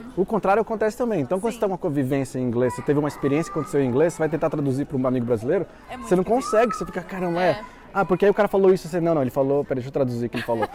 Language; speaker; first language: Portuguese; native; Portuguese